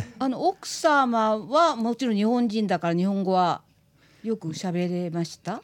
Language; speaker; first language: Japanese; native; Japanese